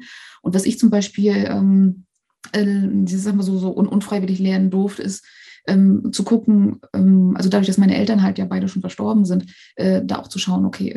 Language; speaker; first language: German; native; German